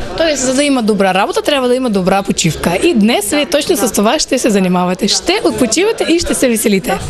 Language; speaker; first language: Bulgarian; early bilingual, heritage; Bulgarian